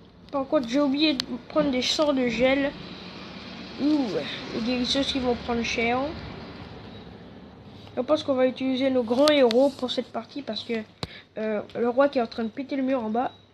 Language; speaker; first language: French; native; French